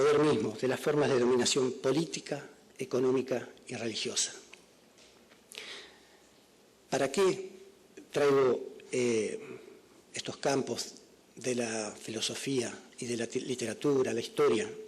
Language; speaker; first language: Spanish; native; Spanish